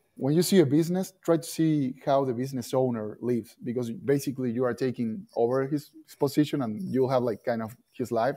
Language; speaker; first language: English; non-native, fluent; Spanish